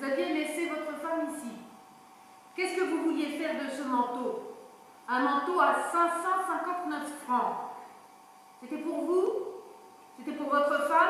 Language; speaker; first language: French; native; French